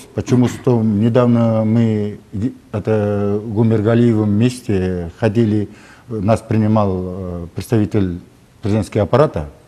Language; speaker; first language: Russian; non-native, local second language; Kazakh